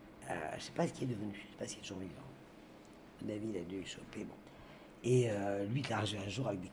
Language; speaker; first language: French; native; French